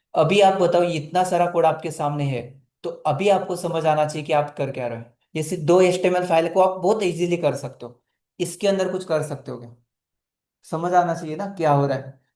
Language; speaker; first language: Hindi; non-native, local second language; Marathi